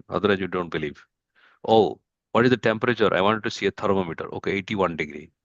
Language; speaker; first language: English; non-native, fluent; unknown